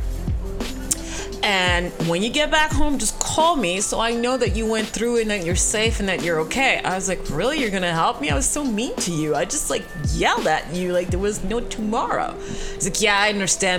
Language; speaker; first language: English; non-native, fluent; French